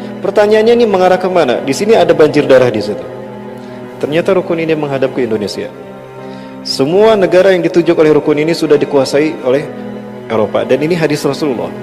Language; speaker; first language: Indonesian; non-native, local second language; Sundanese